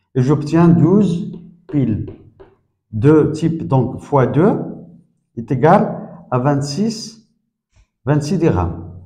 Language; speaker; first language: French; non-native, local second language; Arabic